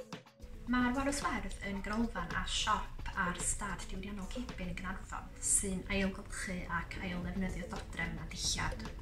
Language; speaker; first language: Welsh; native; Welsh